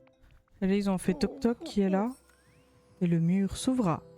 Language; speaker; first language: French; native; French